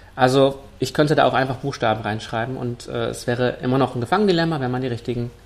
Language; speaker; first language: German; non-native, fluent; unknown